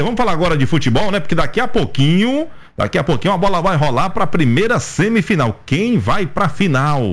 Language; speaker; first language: Portuguese; native; Portuguese